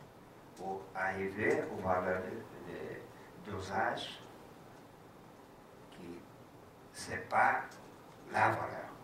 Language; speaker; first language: French; non-native, fluent; Portuguese